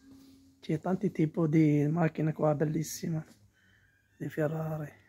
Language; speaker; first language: Italian; non-native, learner; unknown